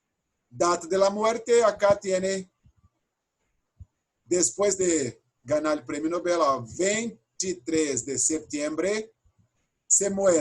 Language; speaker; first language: Spanish; non-native, fluent; Portuguese